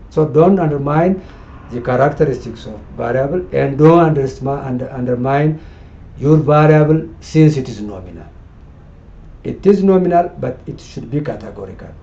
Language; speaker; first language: English; non-native, local second language; Amharic